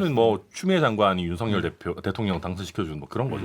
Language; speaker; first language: Korean; native; Korean